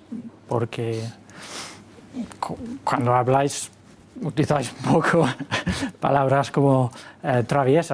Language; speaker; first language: Spanish; non-native, fluent; English